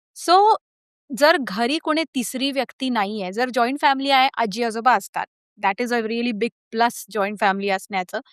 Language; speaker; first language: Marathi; early bilingual, heritage; Marathi